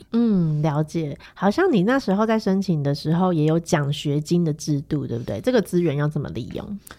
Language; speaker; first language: Chinese; native; Chinese